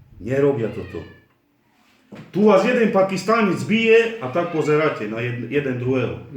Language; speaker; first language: Slovak; non-native, local second language; Romany